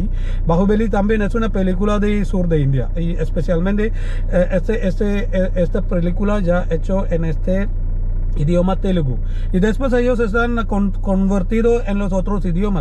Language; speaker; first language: Spanish; non-native, learner; Malayalam